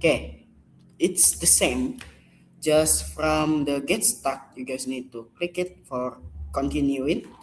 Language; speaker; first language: English; non-native, learner; Indonesian